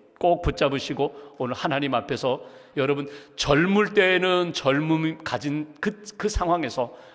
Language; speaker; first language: Korean; native; Korean